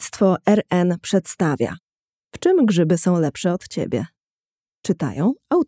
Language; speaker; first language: Polish; native; Polish